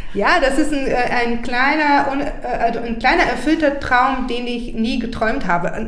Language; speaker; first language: German; non-native, fluent; Bulgarian